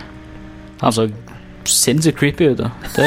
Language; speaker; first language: Norwegian; native; Norwegian